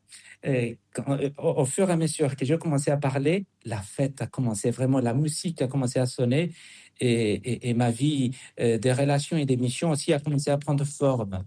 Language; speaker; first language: French; non-native, fluent; Spanish